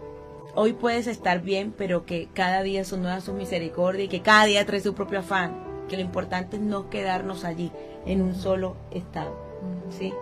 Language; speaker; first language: Spanish; native; Spanish